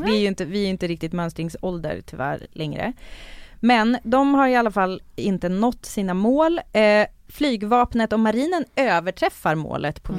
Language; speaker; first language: Swedish; native; Swedish